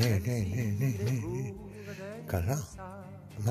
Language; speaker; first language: Greek; non-native, learner; French